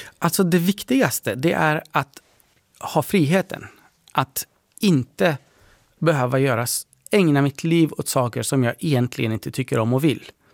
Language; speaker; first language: Swedish; early bilingual, other home language; Persian